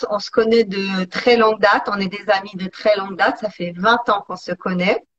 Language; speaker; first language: French; early bilingual, other home language; Italian